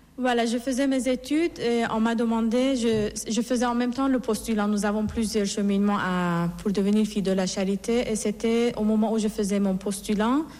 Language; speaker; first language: French; non-native, fluent; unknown